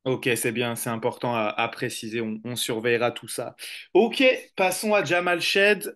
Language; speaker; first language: French; native; French